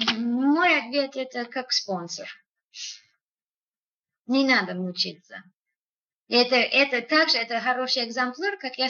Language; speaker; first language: Russian; non-native, fluent; English